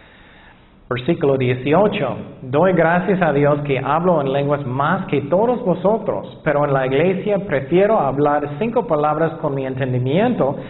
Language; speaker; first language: Spanish; non-native, fluent; English